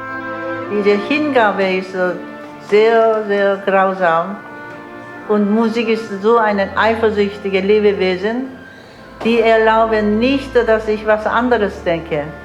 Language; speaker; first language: German; non-native, fluent; Korean